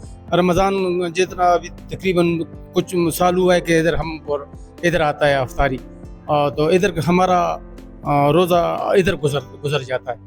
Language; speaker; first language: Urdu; non-native, local second language; Pashto